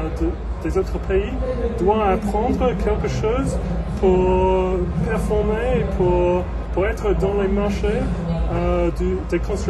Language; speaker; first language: French; non-native, learner; English